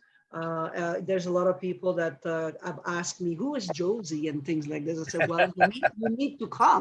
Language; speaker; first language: English; non-native, fluent; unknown